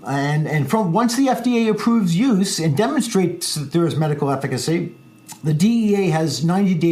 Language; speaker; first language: English; native; English